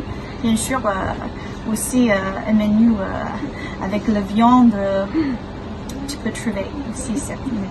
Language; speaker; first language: French; non-native, learner; English